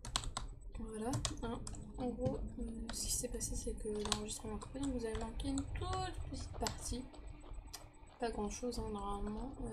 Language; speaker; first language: French; native; French